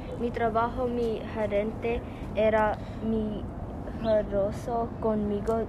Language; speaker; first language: Spanish; non-native, learner; English